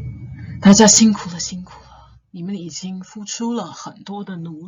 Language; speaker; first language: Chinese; non-native, fluent; English